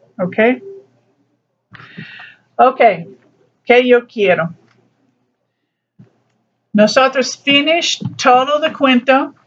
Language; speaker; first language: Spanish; non-native, learner; English